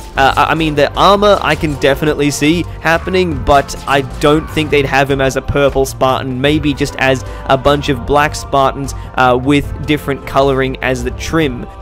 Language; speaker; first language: English; native; English